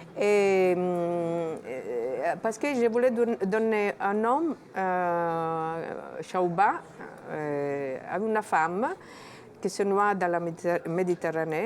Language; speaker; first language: French; non-native, fluent; Italian